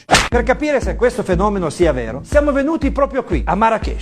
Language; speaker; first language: Italian; native; Italian